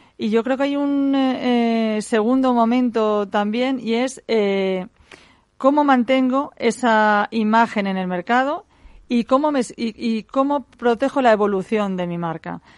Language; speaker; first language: Spanish; native; Spanish